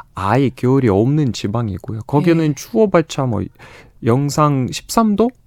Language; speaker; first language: Korean; non-native, fluent; Russian